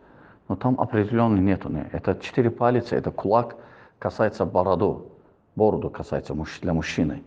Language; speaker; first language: Russian; non-native, fluent; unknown